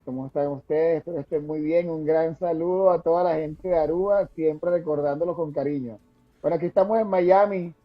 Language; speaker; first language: Spanish; native; Spanish